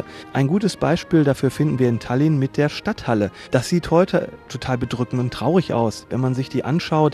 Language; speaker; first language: German; native; German